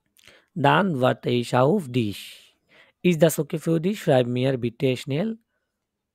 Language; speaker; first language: German; non-native, fluent; Bangla